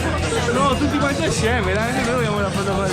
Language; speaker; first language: Italian; native; Italian